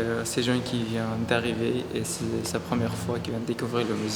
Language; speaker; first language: French; non-native, learner; Persian